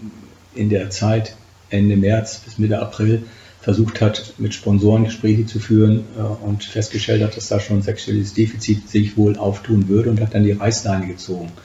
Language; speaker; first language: German; native; German